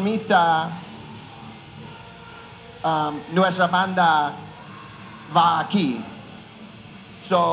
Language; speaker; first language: Spanish; non-native, learner; English